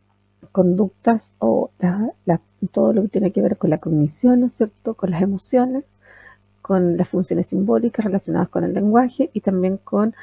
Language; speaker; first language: Spanish; native; Spanish